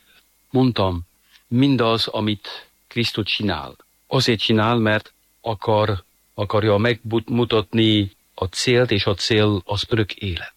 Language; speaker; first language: Hungarian; non-native, fluent; French